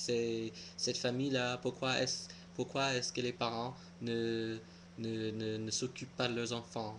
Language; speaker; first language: French; non-native, fluent; English